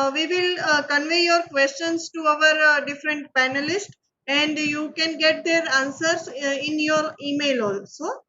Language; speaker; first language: English; non-native, local second language; Gujarati